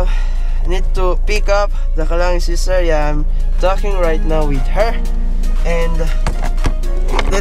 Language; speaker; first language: English; non-native, learner; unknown